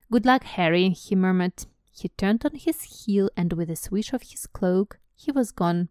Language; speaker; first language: English; non-native, fluent; Russian